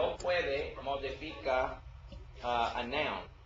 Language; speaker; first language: Spanish; non-native, learner; English